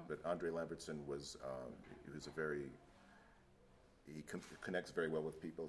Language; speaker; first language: English; native; English